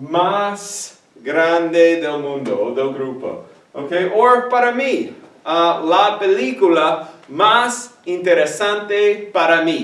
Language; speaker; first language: Spanish; non-native, fluent; English